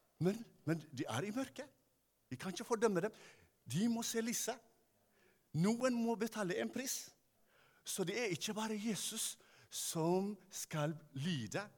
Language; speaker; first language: Norwegian; non-native, fluent; Tigrinya